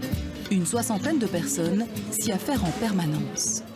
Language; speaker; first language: French; native; French